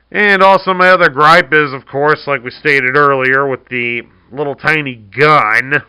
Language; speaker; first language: English; native; English